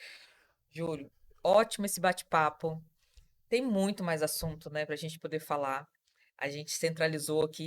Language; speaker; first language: Portuguese; native; Portuguese